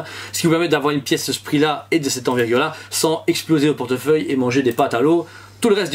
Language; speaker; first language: French; native; French